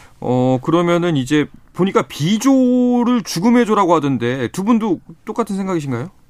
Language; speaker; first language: Korean; native; Korean